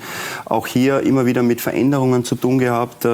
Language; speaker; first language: German; native; German